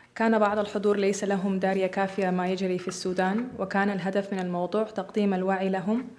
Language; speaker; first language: Arabic; early bilingual, other home language; English